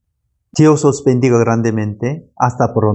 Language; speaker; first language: Spanish; non-native, learner; Korean